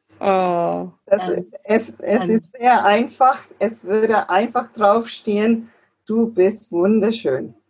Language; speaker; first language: German; non-native, fluent; English